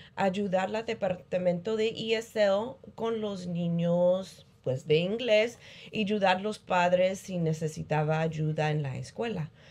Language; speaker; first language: Spanish; early bilingual, heritage; Spanish